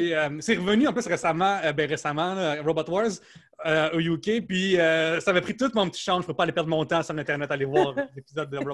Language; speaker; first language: French; native; French